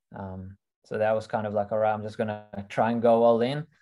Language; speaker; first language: English; early bilingual, other home language; Russian